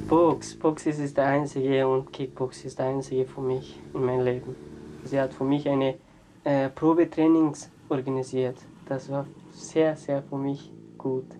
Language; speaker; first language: German; non-native, learner; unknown